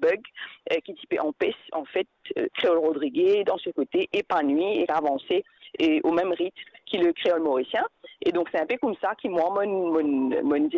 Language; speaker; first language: French; non-native, local second language; Morisyen